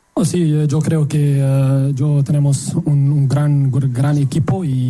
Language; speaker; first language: Spanish; non-native, learner; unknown